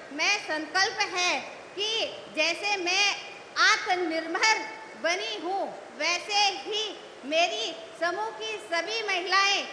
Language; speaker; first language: Hindi; native; Hindi